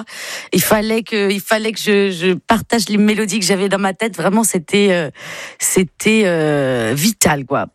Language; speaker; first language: French; native; French